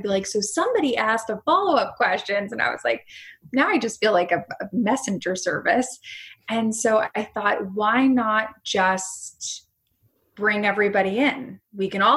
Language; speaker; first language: English; native; English